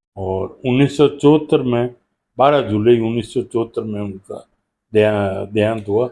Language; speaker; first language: Hindi; native; Hindi